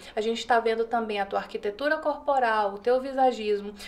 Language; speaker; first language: Portuguese; native; Portuguese